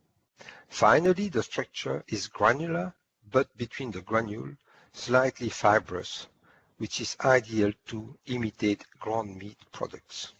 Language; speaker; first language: English; non-native, fluent; French